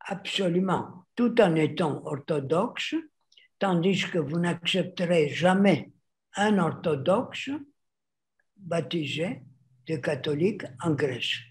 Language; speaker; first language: French; non-native, fluent; Greek